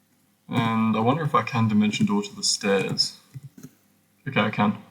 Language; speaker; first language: English; native; English